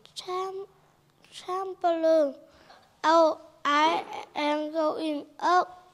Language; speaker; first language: English; non-native, learner; Vietnamese